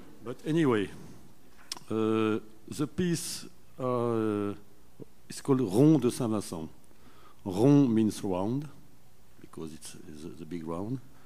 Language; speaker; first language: English; non-native, fluent; French